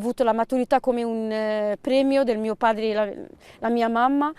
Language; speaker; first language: Italian; non-native, fluent; Arabic